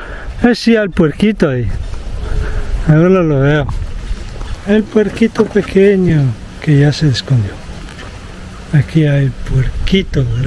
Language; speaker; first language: Spanish; non-native, fluent; Italian